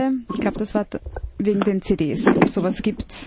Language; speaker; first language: German; native; German